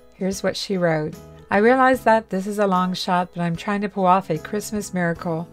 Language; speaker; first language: English; native; English